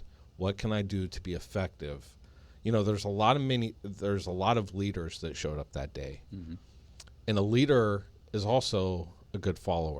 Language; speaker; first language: English; native; English